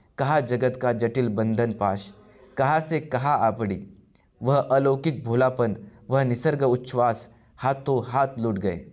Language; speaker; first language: Hindi; non-native, local second language; Marathi